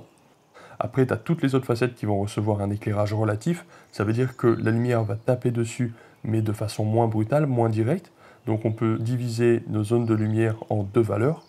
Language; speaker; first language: French; native; French